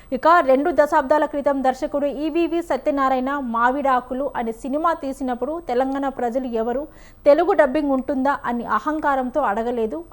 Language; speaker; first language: Telugu; native; Telugu